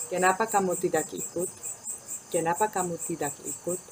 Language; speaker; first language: Indonesian; non-native, fluent; Spanish